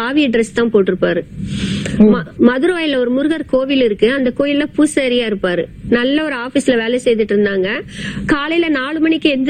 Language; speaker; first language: Tamil; native; Tamil